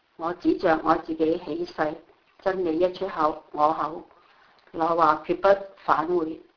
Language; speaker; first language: Chinese; non-native, local second language; Cantonese